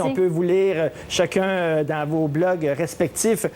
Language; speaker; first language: French; native; French